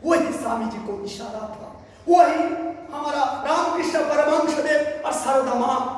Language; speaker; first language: Hindi; non-native, local second language; Bangla